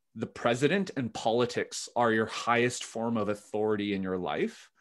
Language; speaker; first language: English; native; English